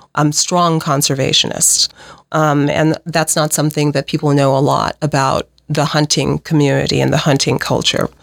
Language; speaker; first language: English; native; English